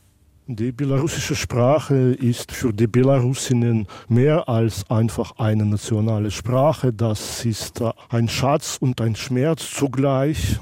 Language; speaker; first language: German; non-native, fluent; Belarusian